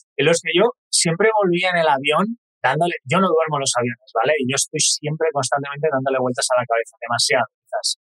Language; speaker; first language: Spanish; native; Spanish